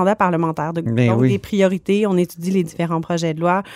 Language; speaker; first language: French; native; French